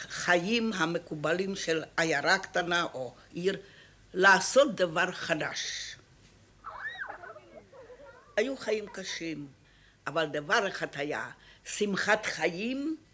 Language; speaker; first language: Hebrew; non-native, fluent; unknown